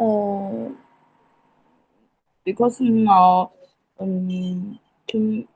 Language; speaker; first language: English; non-native, learner; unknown